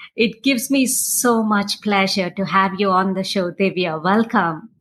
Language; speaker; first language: English; non-native, local second language; Tamil